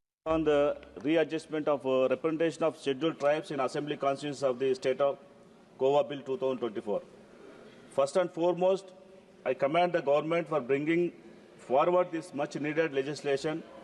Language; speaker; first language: English; non-native, local second language; Telugu